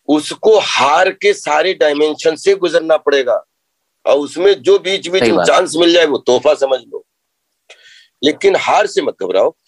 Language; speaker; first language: Hindi; native; Hindi